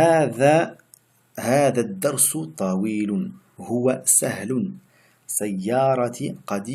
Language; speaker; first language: Arabic; non-native, fluent; French